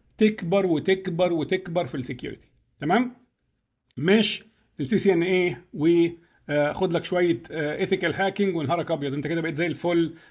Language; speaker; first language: Arabic; native; Arabic